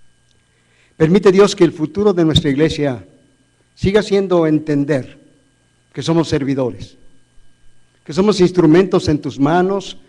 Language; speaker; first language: Spanish; native; Spanish